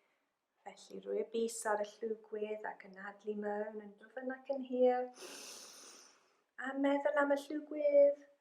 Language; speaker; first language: Welsh; non-native, local second language; English